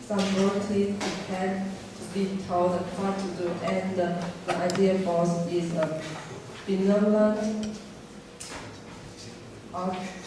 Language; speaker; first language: English; non-native, learner; Chinese